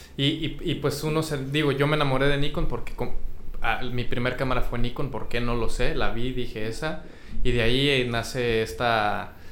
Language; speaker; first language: Spanish; native; Spanish